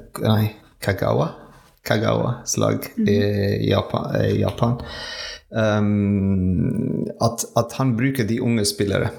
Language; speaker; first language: Norwegian; non-native, learner; French